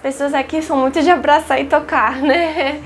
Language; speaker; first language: Portuguese; non-native, fluent; French